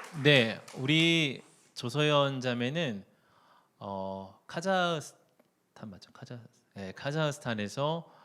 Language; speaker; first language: Korean; native; Korean